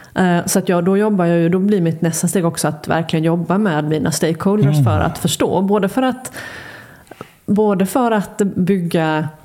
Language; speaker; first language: Swedish; native; Swedish